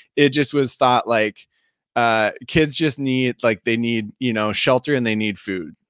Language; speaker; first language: English; native; English